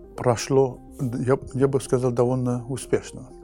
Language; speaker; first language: Russian; non-native, fluent; English